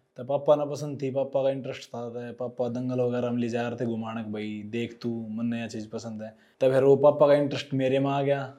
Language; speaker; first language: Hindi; native; Hindi